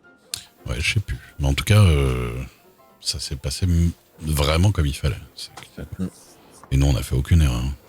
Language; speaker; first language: French; native; French